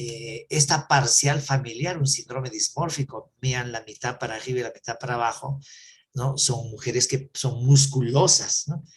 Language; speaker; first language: Spanish; native; Spanish